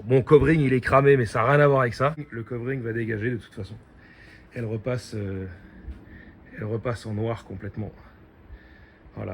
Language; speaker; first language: French; native; French